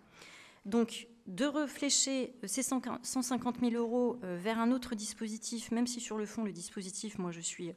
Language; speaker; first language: French; native; French